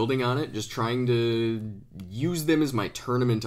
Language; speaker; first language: English; native; English